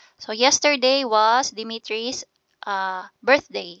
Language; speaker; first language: English; non-native, local second language; Filipino